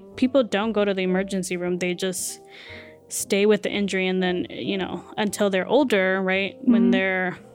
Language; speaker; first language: English; early bilingual, other home language; Spanish